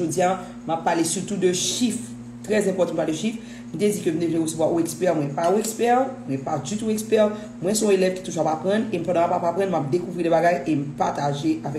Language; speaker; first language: French; non-native, local second language; Haitian Creole